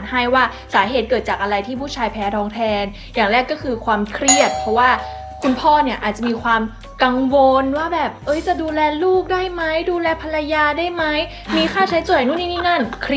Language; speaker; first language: Thai; native; Thai